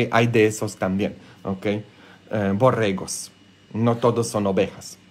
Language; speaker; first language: Spanish; non-native, fluent; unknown